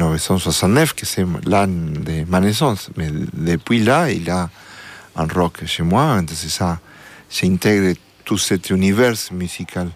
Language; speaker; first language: French; non-native, learner; Spanish